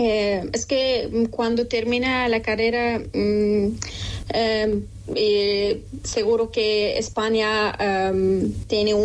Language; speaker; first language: Spanish; non-native, local second language; Persian